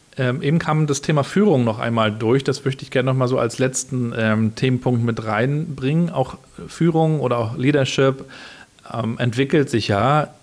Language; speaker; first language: German; native; German